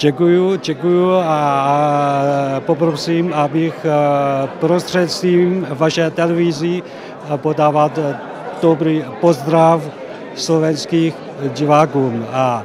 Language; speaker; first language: Slovak; non-native, learner; Chinese